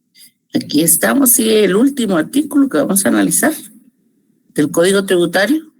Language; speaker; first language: Spanish; native; Spanish